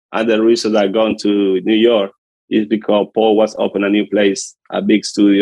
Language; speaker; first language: English; non-native, learner; Spanish